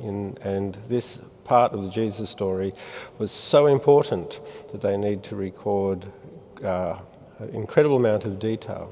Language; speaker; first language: English; native; English